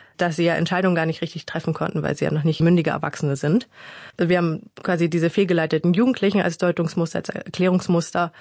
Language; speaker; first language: German; early bilingual, other home language; Vietnamese